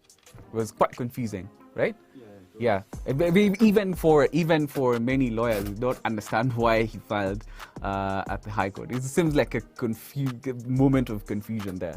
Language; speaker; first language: English; non-native, local second language; Swahili